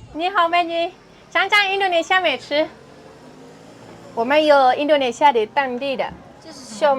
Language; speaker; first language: Chinese; non-native, fluent; Indonesian